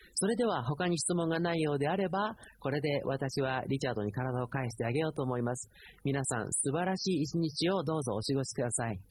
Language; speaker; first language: Japanese; native; Japanese